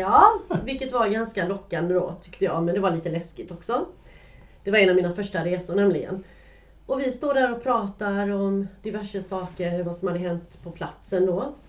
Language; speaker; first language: Swedish; native; Swedish